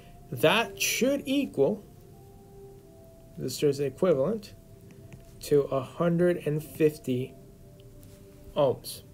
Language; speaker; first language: English; native; English